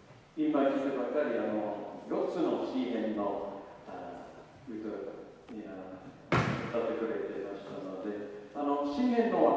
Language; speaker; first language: Japanese; non-native, learner; English